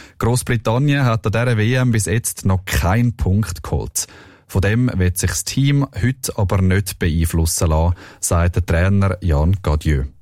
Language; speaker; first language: German; native; German